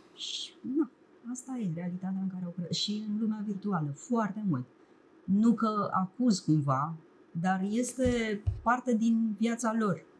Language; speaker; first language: Romanian; native; Romanian